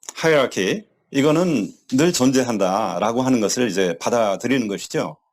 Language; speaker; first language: Korean; native; Korean